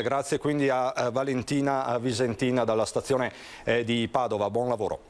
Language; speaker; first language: Italian; native; Italian